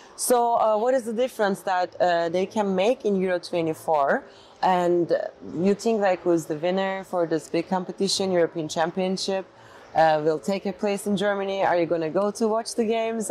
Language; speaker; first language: English; non-native, fluent; Turkish